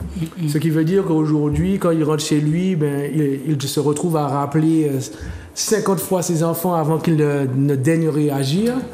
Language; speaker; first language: French; native; French